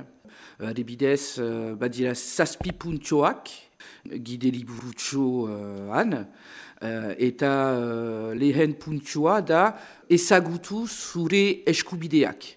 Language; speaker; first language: Basque; non-native, local second language; French